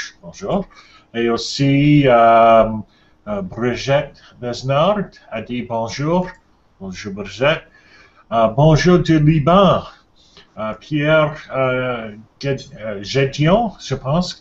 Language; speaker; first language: French; non-native, learner; English